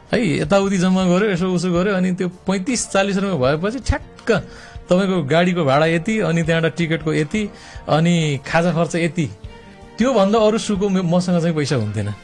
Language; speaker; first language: Nepali; non-native, local second language; Gurung